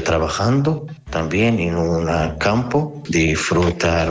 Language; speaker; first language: Spanish; non-native, learner; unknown